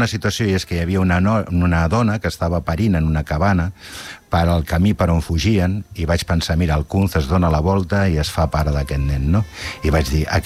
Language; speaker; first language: Catalan; native; Catalan